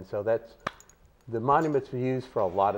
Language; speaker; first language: English; native; English